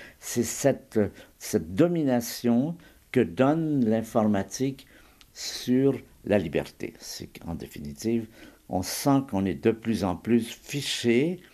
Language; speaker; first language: French; native; French